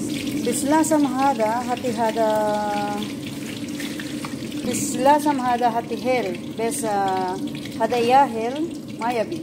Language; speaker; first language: Arabic; non-native, learner; Filipino